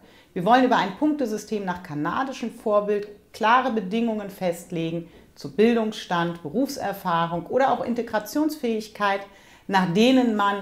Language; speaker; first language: German; native; German